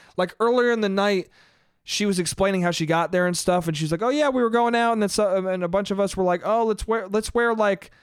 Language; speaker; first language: English; native; English